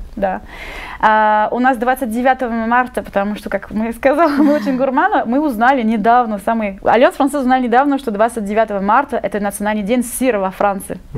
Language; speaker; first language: Russian; non-native, fluent; French